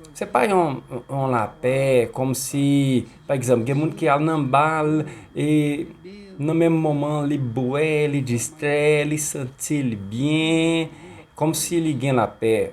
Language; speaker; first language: Haitian Creole; native; Haitian Creole